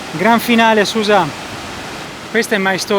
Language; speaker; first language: Italian; native; Italian